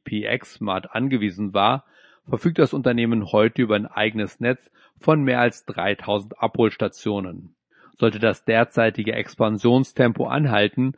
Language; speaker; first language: German; native; German